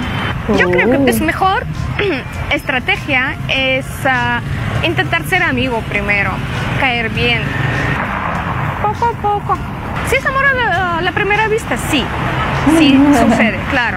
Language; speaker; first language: Spanish; non-native, fluent; Russian